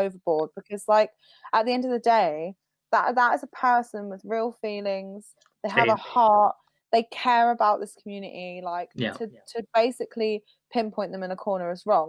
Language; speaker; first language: English; native; English